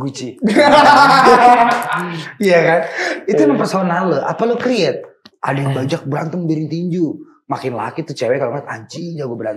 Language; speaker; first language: Indonesian; native; Indonesian